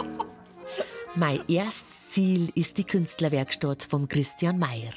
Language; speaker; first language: German; native; German